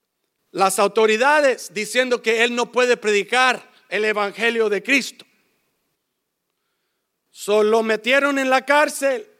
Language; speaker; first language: Spanish; early bilingual, heritage; English